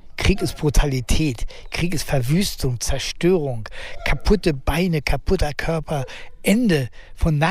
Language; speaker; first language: German; native; German